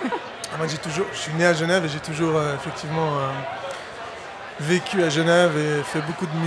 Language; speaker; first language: French; native; French